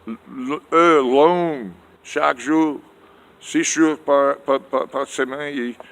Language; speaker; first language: French; non-native, learner; English